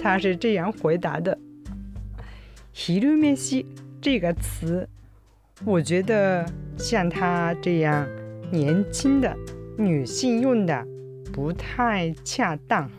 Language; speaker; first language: Chinese; non-native, fluent; Japanese